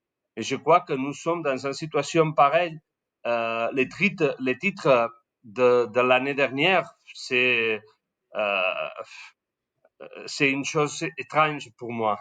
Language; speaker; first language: French; non-native, learner; Spanish